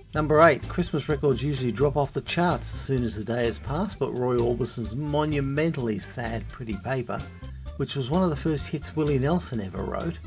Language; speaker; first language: English; native; English